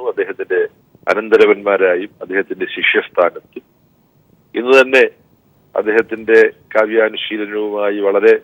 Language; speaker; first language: Malayalam; native; Malayalam